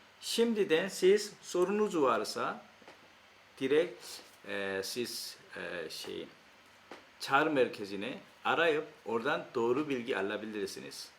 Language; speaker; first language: Turkish; non-native, fluent; Korean